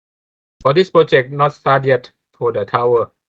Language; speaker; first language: English; non-native, fluent; Thai